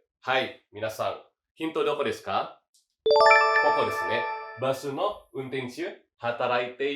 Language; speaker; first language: Japanese; non-native, fluent; Indonesian